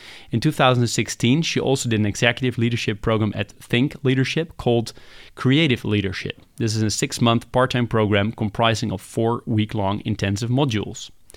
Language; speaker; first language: English; non-native, fluent; Dutch